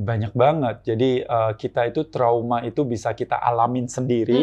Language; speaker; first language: Indonesian; native; Indonesian